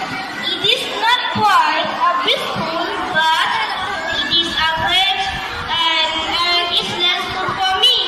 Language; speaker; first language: English; non-native, learner; Thai